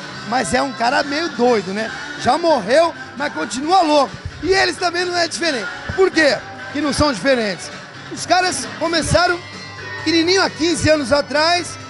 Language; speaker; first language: Portuguese; native; Portuguese